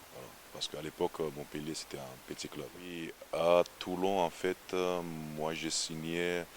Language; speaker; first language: French; non-native, fluent; Georgian